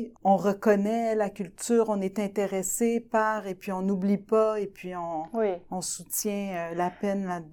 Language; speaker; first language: French; native; French